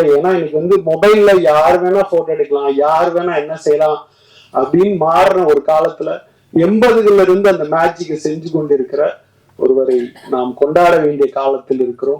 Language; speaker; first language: Tamil; native; Tamil